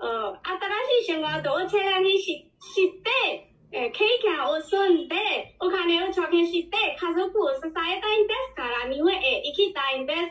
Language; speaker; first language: Japanese; non-native, learner; Burmese